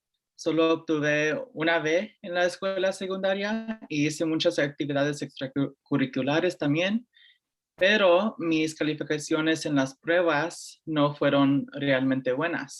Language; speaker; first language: Spanish; early bilingual, heritage; Spanish